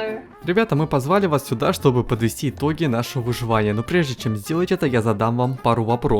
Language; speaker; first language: Russian; native; Russian